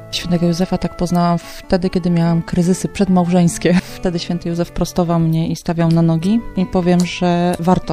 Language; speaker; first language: Polish; native; Polish